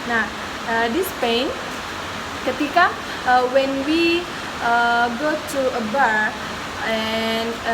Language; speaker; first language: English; non-native, learner; Indonesian